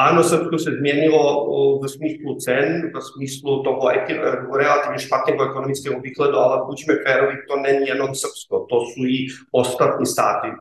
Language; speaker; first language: Czech; non-native, fluent; Serbian